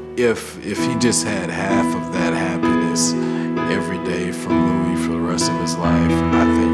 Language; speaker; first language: English; native; English